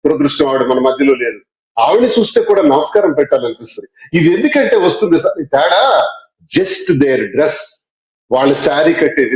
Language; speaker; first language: Telugu; native; Telugu